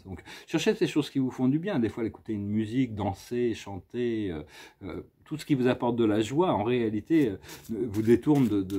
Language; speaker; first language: French; native; French